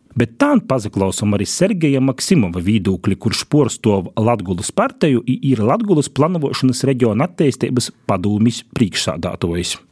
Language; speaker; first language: Latvian; native; Latvian